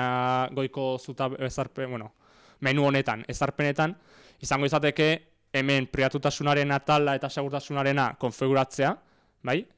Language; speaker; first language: Basque; native; Basque